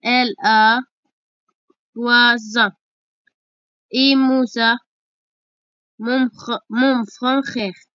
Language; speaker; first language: French; non-native, learner; Arabic